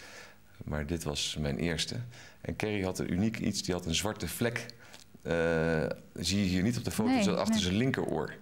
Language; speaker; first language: Dutch; native; Dutch